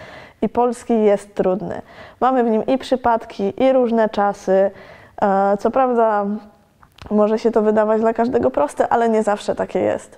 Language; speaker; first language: Polish; native; Polish